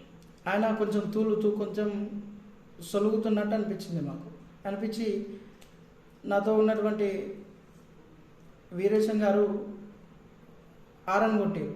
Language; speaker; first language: Telugu; native; Telugu